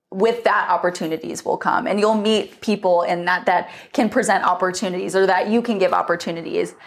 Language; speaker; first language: English; native; English